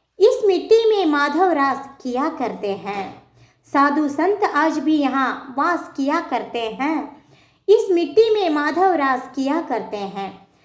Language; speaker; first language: Hindi; non-native, local second language; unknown